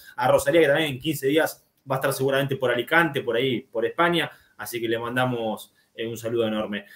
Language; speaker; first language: Spanish; native; Spanish